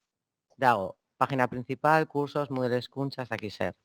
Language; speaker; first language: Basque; non-native, local second language; Spanish